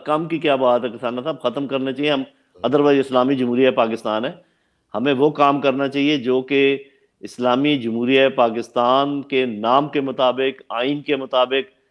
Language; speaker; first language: Urdu; non-native, local second language; Punjabi